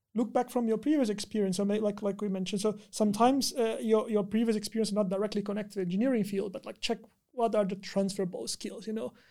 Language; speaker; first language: English; non-native, fluent; Portuguese